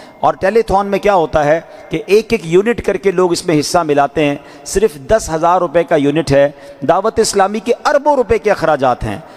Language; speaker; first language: Urdu; native; Urdu